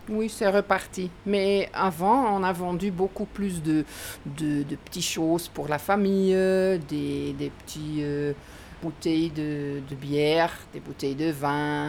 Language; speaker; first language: French; non-native, fluent; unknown